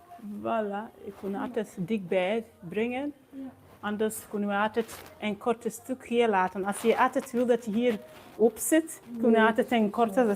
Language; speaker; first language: Dutch; non-native, learner; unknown